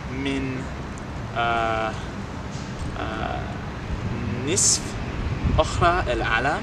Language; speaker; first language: Arabic; non-native, learner; English